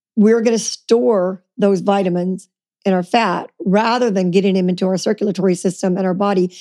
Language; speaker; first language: English; native; English